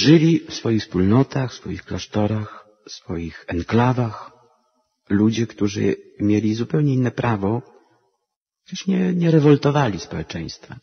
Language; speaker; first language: Polish; native; Polish